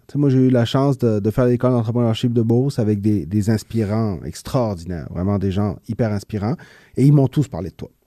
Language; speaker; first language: French; early bilingual, other home language; Spanish